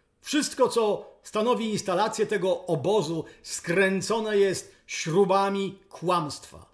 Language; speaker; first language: Polish; native; Polish